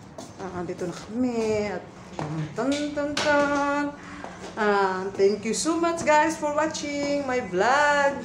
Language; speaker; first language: Filipino; non-native, local second language; Cebuano